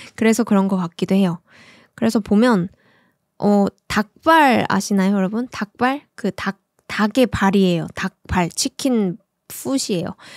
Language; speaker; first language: Korean; native; Korean